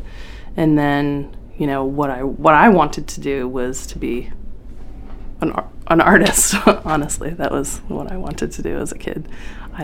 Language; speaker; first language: English; native; English